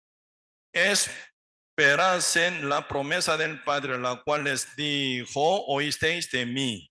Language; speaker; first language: Spanish; non-native, learner; Korean